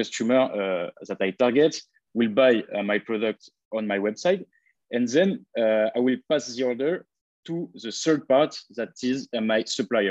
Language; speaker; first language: English; non-native, fluent; French